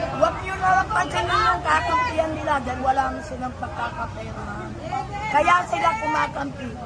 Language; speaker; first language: Filipino; non-native, local second language; Iloko